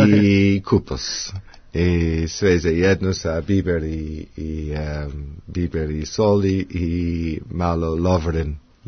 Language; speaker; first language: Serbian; non-native, learner; English